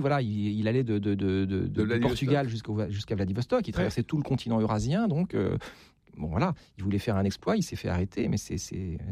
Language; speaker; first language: French; native; French